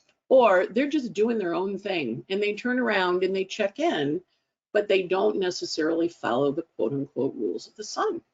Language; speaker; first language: English; native; English